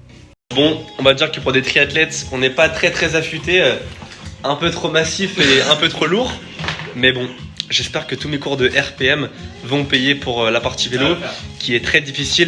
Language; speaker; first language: French; native; French